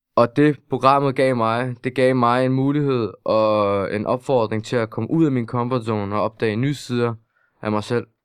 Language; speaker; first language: Danish; early bilingual, other home language; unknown